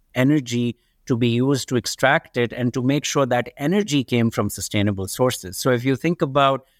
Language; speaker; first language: English; non-native, local second language; Urdu